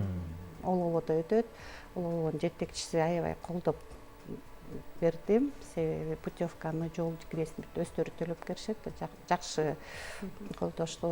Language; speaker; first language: Kyrgyz; native; Kyrgyz